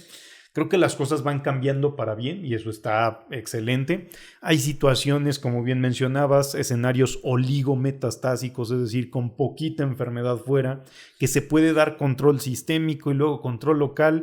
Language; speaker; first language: Spanish; native; Spanish